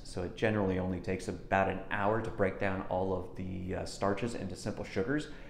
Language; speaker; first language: English; native; English